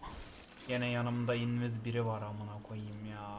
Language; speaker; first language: Turkish; native; Turkish